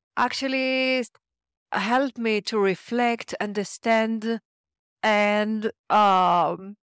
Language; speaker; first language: English; non-native, fluent; French